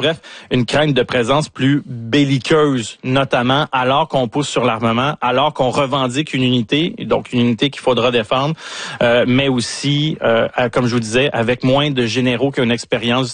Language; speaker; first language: French; native; French